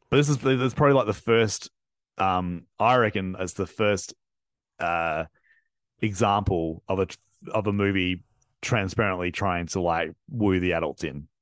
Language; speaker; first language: English; native; English